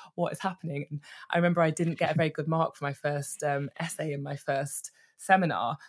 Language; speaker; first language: English; native; English